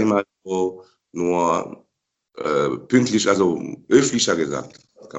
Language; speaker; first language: German; non-native, fluent; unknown